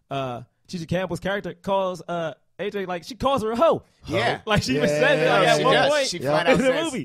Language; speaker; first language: English; native; English